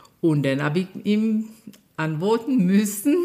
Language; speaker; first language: German; non-native, fluent; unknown